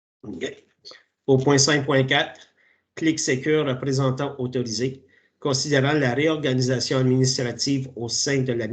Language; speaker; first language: French; native; French